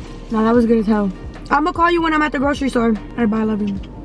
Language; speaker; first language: English; native; English